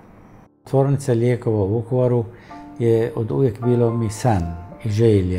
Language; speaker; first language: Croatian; non-native, fluent; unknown